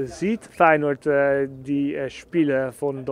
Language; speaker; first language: German; non-native, learner; Dutch